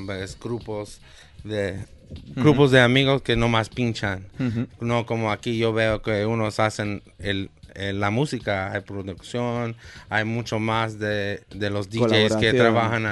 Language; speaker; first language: Spanish; early bilingual, heritage; Spanish